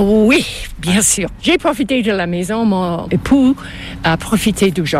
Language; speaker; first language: French; non-native, local second language; English